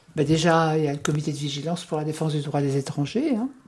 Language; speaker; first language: French; native; French